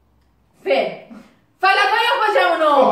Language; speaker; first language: Turkish; non-native, learner; Azerbaijani